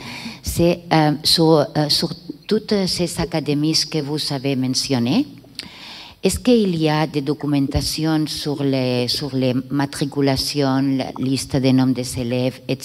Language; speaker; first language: French; non-native, learner; Catalan